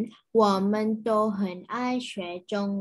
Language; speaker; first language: Chinese; non-native, learner; Thai